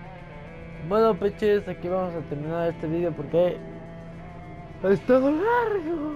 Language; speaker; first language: Spanish; native; Spanish